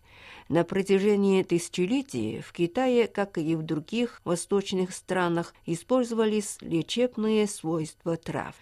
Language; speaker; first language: Russian; non-native, fluent; Chinese